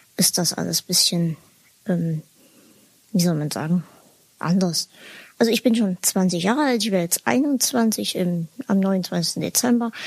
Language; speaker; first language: German; native; German